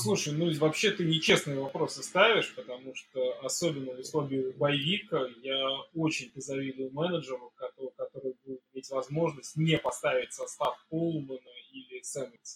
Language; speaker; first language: Russian; native; Russian